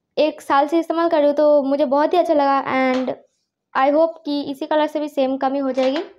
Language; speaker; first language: Hindi; non-native, local second language; Bangla